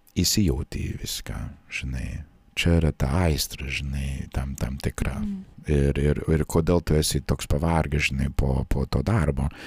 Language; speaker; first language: Lithuanian; non-native, fluent; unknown